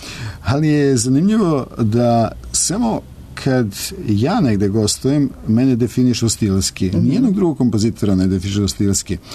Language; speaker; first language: Serbian; native; Serbian